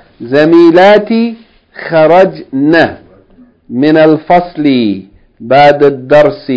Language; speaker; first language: Arabic; non-native, fluent; English